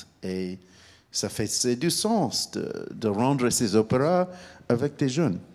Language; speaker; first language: French; non-native, fluent; English